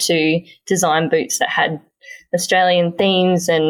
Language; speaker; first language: English; native; English